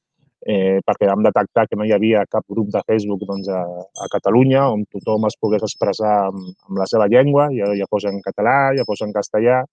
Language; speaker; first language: Catalan; native; Catalan